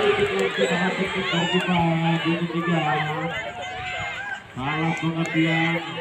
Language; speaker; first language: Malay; non-native, local second language; Javanese